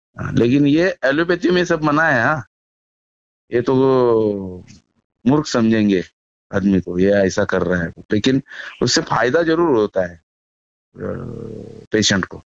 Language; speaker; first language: Hindi; non-native, local second language; Marathi